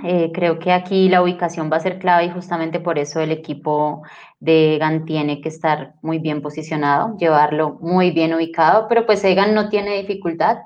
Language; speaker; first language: Spanish; native; Spanish